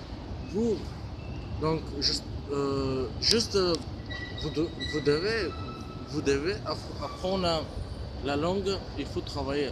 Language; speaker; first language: French; non-native, fluent; Bulgarian